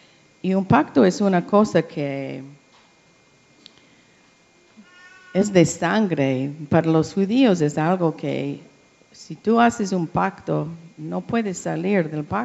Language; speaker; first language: Spanish; non-native, learner; English